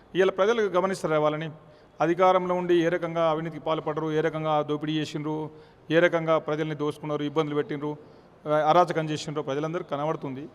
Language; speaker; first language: Telugu; native; Telugu